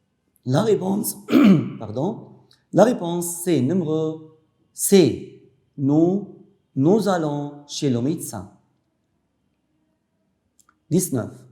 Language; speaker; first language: French; non-native, fluent; Arabic